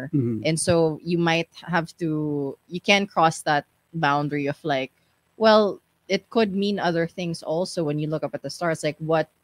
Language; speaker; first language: English; non-native, local second language; Filipino